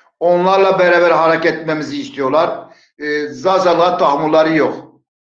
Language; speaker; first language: Turkish; non-native, local second language; Zaza